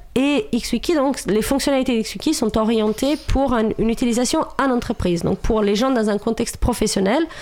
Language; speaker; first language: French; non-native, fluent; Romanian